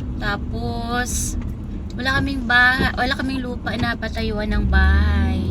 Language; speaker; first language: Filipino; native; Filipino